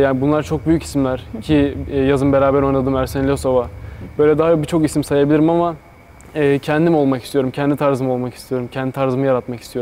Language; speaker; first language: Turkish; native; Turkish